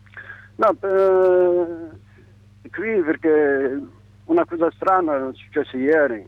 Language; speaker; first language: Italian; non-native, learner; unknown